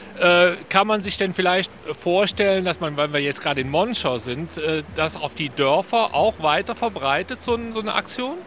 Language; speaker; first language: German; native; German